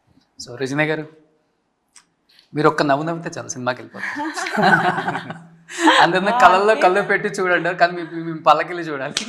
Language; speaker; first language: Telugu; native; Telugu